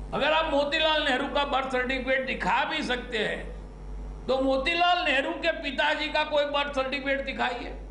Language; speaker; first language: Hindi; non-native, local second language; Gujarati